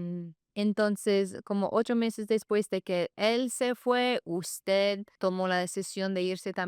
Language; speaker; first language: Spanish; non-native, fluent; English